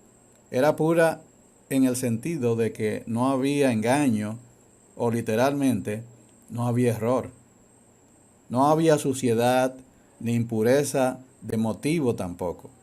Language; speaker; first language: Spanish; native; Spanish